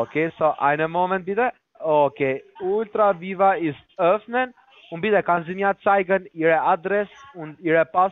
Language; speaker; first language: German; non-native, learner; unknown